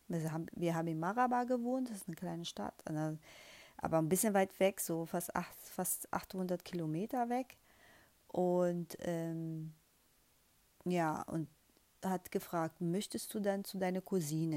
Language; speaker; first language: German; non-native, fluent; Portuguese